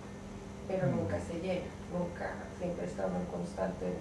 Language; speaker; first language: Spanish; native; Spanish